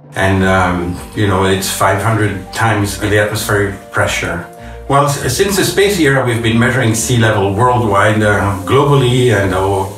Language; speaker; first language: English; non-native, fluent; French